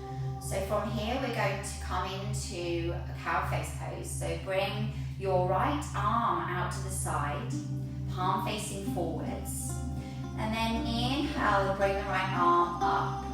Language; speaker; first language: English; native; English